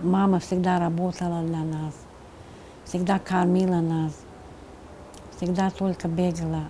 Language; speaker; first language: Russian; non-native, local second language; Turkmen